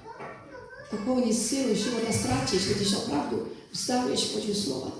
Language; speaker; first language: Czech; non-native, fluent; Korean